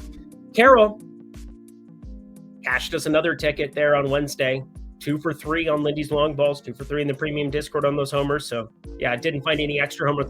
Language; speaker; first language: English; native; English